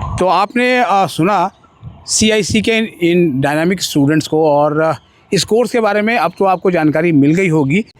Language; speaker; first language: Hindi; native; Hindi